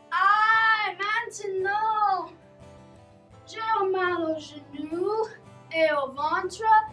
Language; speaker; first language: French; non-native, learner; English